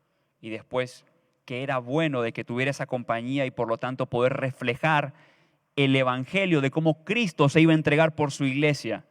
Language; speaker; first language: Spanish; native; Spanish